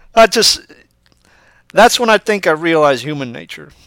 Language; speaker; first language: English; early bilingual, other home language; Spanish